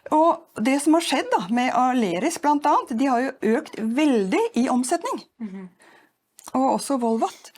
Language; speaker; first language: Norwegian; native; Norwegian